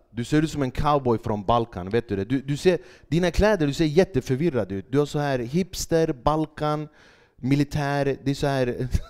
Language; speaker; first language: Swedish; early bilingual, other home language; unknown